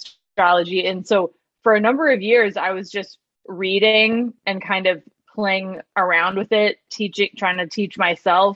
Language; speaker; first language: English; native; English